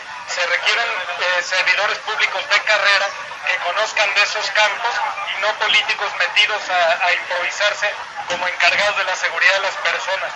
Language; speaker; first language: Spanish; native; Spanish